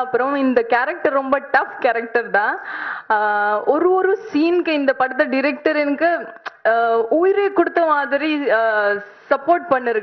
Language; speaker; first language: Tamil; non-native, learner; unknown